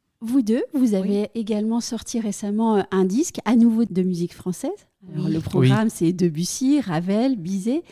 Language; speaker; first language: French; native; French